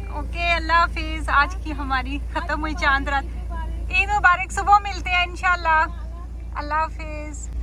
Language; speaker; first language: Urdu; native; Urdu